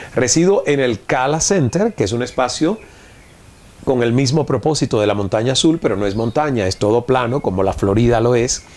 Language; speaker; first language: Spanish; native; Spanish